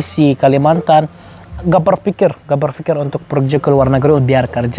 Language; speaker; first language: Indonesian; non-native, fluent; Arabic